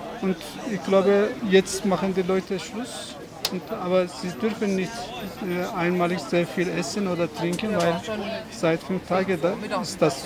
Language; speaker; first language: German; non-native, fluent; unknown